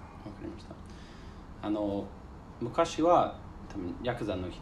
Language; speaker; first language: Japanese; non-native, learner; English